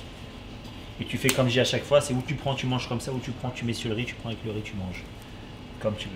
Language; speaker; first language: French; native; French